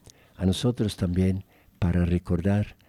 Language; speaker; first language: Spanish; non-native, fluent; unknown